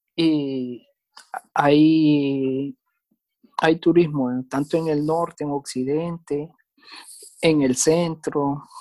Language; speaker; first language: Spanish; native; Spanish